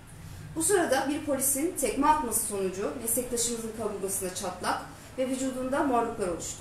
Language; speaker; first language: Turkish; native; Turkish